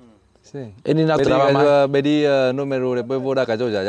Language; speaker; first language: Portuguese; non-native, learner; Vietnamese